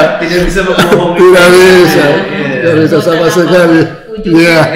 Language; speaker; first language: Indonesian; non-native, fluent; Spanish